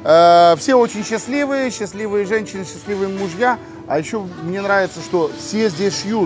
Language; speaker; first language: Russian; native; Russian